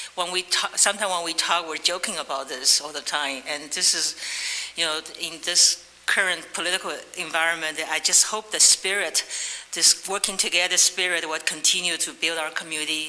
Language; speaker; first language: English; non-native, fluent; Chinese